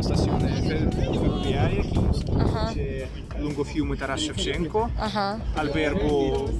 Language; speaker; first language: Italian; non-native, fluent; Russian